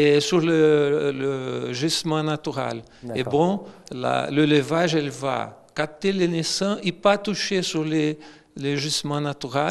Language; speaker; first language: French; non-native, fluent; Portuguese